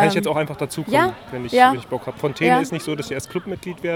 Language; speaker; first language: German; native; German